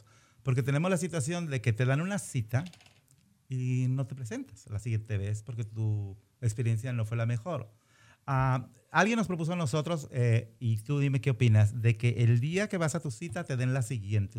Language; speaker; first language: Spanish; native; Spanish